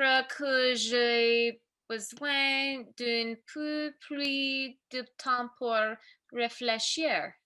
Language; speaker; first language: French; non-native, learner; English